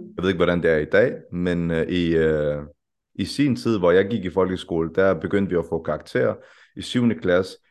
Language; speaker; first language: Danish; early bilingual, other home language; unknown